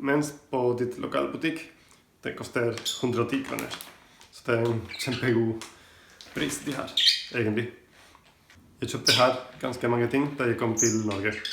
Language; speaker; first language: Norwegian; non-native, learner; Spanish